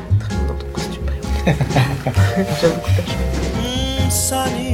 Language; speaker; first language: French; native; French